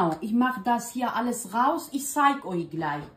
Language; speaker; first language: German; non-native, learner; Kurdish